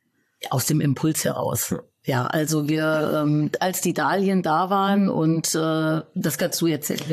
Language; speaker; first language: German; native; German